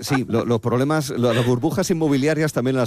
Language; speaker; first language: Spanish; native; Spanish